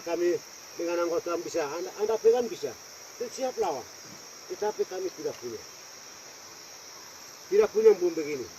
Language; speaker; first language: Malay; non-native, local second language; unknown